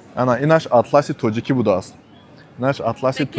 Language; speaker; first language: Persian; native; Persian